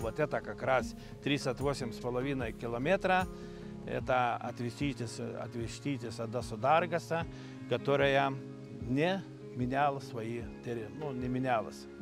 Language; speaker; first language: Russian; non-native, local second language; Lithuanian